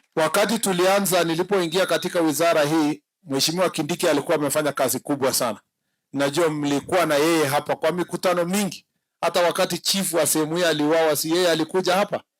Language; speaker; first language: Swahili; non-native, local second language; Kalenjin